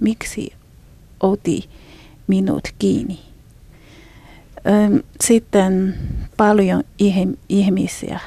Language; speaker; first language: Finnish; non-native, learner; Chinese